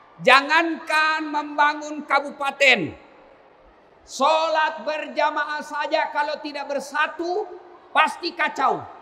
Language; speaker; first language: Indonesian; native; Indonesian